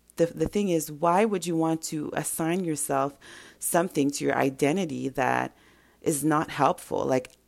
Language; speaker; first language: English; non-native, fluent; French